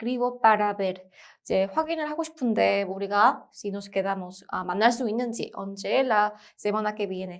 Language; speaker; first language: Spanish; non-native, fluent; Korean